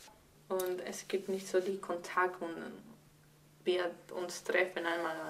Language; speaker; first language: German; non-native, learner; Spanish